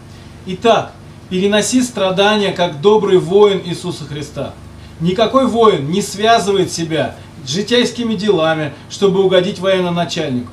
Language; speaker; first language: Russian; native; Russian